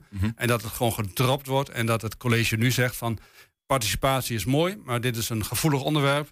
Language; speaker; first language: Dutch; native; Dutch